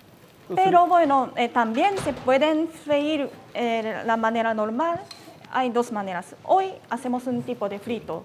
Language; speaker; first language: Spanish; non-native, fluent; Japanese